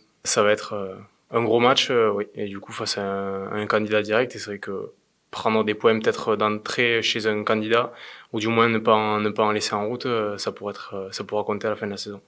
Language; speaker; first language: French; native; French